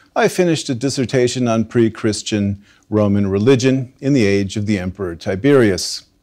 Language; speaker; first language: English; native; English